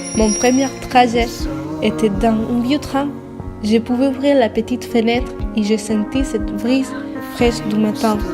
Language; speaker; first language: French; non-native, learner; Spanish